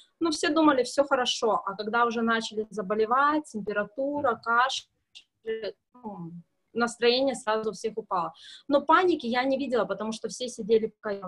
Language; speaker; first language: Russian; native; Russian